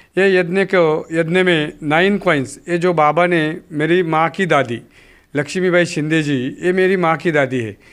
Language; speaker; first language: Hindi; non-native, local second language; Marathi